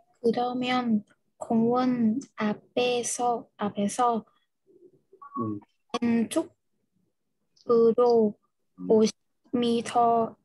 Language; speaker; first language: Korean; non-native, learner; Vietnamese